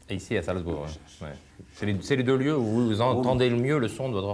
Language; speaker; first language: French; native; French